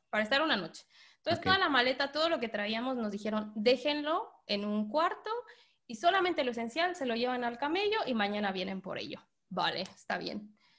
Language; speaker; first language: Spanish; native; Spanish